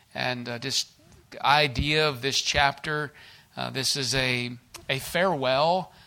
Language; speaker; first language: English; native; English